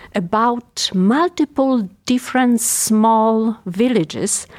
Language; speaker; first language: English; non-native, fluent; Polish